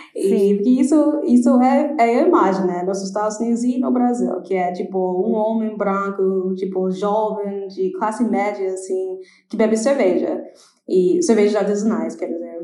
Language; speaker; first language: Portuguese; non-native, fluent; English